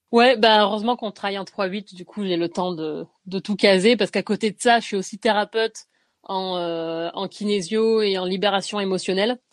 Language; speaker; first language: French; native; French